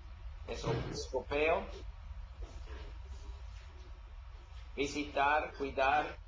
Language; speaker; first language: Spanish; non-native, learner; English